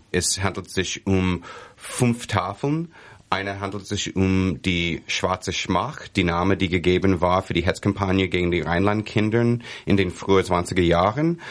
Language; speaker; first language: German; non-native, fluent; English